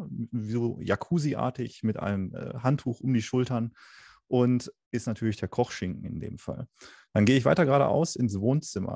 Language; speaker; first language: German; native; German